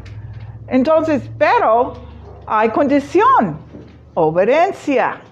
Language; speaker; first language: Spanish; non-native, fluent; English